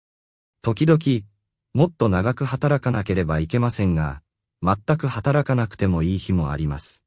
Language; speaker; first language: Japanese; non-native, fluent; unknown